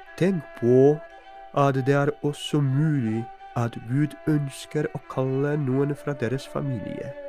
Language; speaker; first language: Norwegian; non-native, fluent; Polish